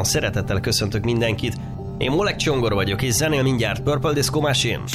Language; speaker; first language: Hungarian; native; Hungarian